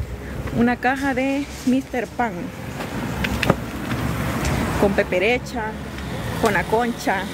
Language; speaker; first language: Spanish; native; Spanish